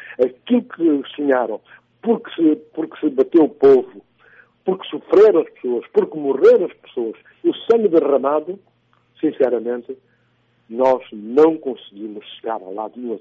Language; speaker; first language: Portuguese; non-native, local second language; Upper Guinea Crioulo